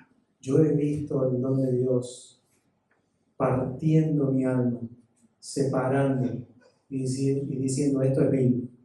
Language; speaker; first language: Spanish; native; Spanish